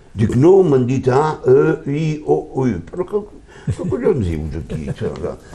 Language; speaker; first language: Catalan; early bilingual, heritage; Catalan